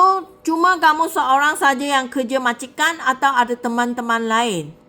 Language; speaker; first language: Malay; non-native, local second language; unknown